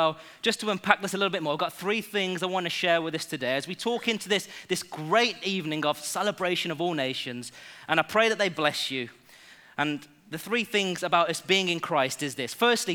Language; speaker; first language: English; native; English